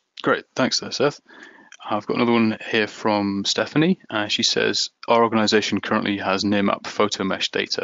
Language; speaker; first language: English; native; English